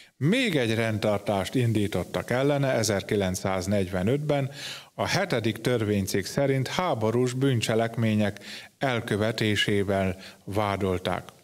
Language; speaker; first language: Hungarian; native; Hungarian